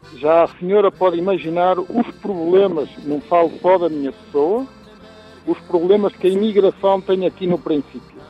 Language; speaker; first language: Portuguese; native; Portuguese